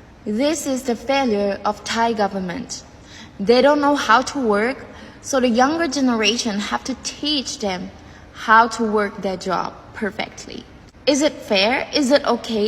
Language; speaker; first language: English; non-native, fluent; Thai